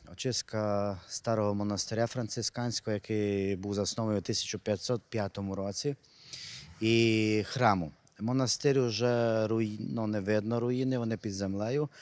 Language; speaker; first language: Ukrainian; non-native, local second language; Hungarian